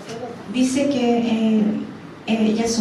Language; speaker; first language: Spanish; native; Spanish